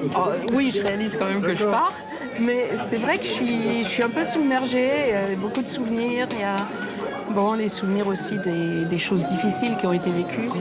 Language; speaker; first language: French; native; French